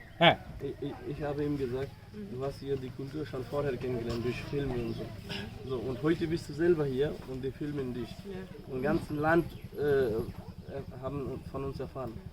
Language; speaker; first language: German; non-native, fluent; Bangla